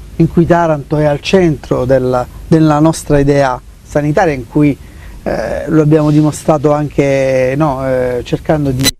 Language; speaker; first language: Italian; native; Italian